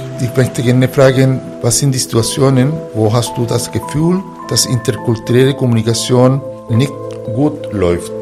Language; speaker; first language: German; non-native, fluent; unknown